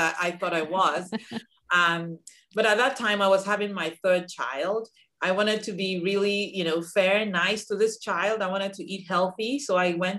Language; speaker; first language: English; non-native, local second language; Igbo